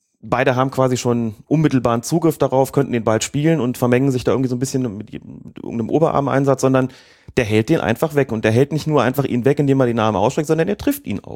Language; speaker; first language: German; native; German